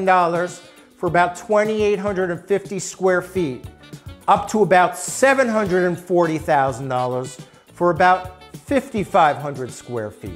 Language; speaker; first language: English; native; English